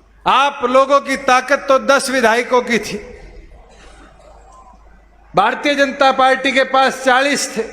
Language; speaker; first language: Hindi; native; Hindi